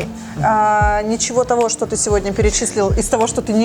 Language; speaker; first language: Russian; native; Russian